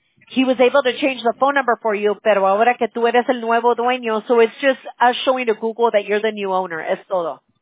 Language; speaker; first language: English; early bilingual, other home language; Spanish